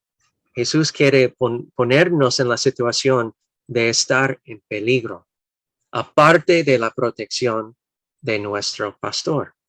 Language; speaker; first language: Spanish; non-native, fluent; English